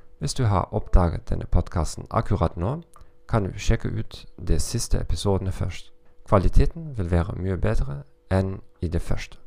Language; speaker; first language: Norwegian; non-native, learner; German